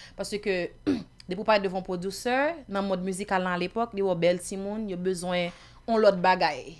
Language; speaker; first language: Haitian Creole; native; Haitian Creole